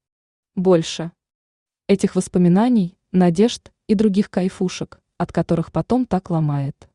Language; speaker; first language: Russian; native; Russian